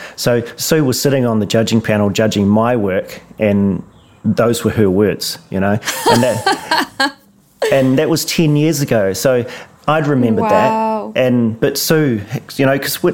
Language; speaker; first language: English; native; English